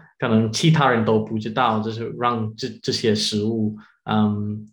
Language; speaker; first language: Chinese; non-native, learner; English